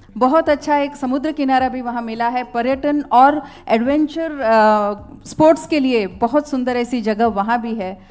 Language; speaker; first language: Hindi; non-native, local second language; Marathi